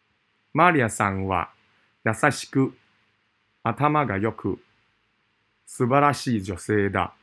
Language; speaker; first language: Japanese; non-native, fluent; Cantonese